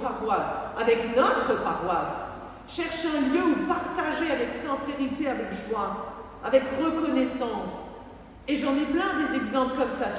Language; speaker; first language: French; native; French